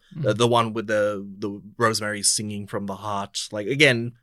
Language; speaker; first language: English; non-native, fluent; Polish